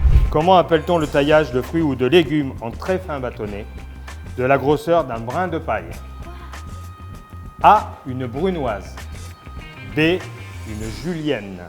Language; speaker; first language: French; native; French